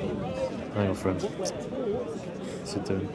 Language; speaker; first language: English; native; English